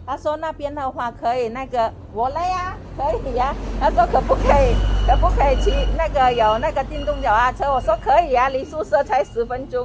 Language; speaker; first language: Chinese; non-native, fluent; Indonesian